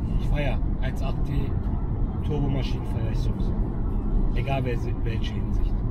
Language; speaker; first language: German; early bilingual, other home language; Turkish